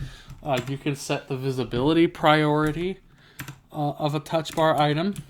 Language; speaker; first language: English; native; English